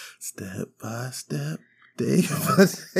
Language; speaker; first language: English; native; English